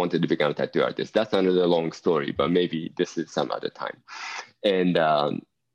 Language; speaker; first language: English; non-native, fluent; Japanese